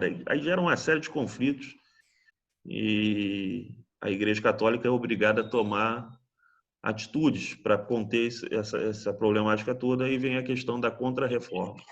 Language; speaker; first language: Portuguese; native; Portuguese